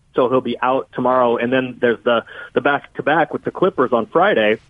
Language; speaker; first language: English; native; English